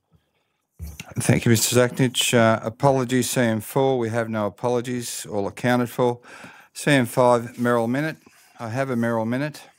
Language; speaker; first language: English; native; English